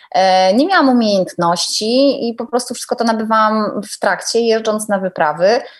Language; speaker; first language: Polish; native; Polish